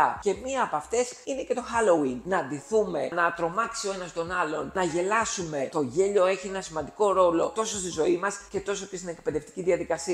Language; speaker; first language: Greek; native; Greek